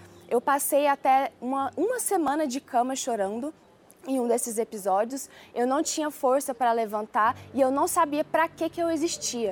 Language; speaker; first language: Portuguese; early bilingual, other home language; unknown